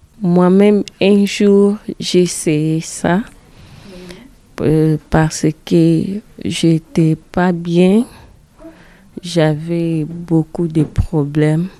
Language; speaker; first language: French; non-native, learner; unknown